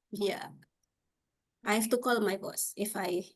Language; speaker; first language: English; non-native, learner; Indonesian